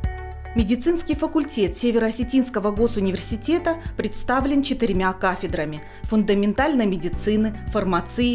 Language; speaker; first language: Russian; native; Russian